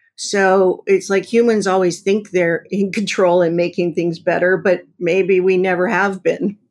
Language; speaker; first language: English; native; English